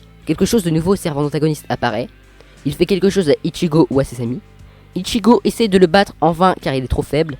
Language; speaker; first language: French; native; French